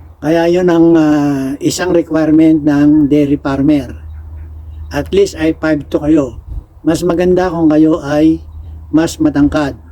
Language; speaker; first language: Filipino; native; Filipino